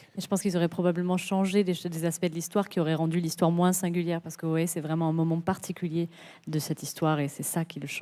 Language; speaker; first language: French; native; French